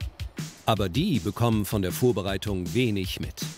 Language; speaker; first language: German; native; German